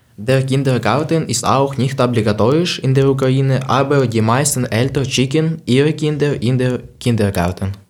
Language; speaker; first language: German; non-native, learner; Ukrainian